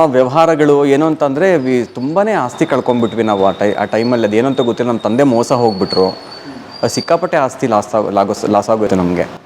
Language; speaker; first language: Kannada; non-native, local second language; Telugu